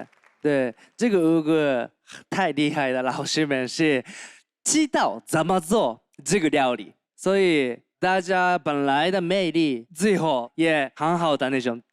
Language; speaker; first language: Chinese; non-native, learner; Japanese